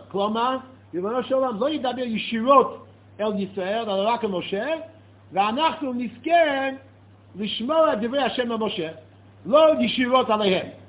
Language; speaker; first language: Hebrew; non-native, fluent; English